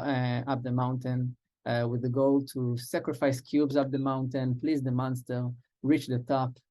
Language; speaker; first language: English; non-native, fluent; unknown